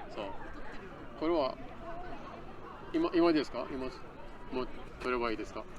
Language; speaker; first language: Japanese; non-native, learner; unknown